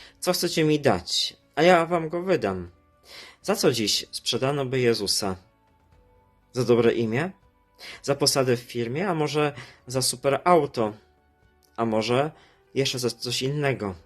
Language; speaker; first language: Polish; native; Polish